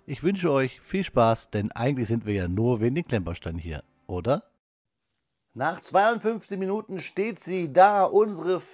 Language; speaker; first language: German; native; German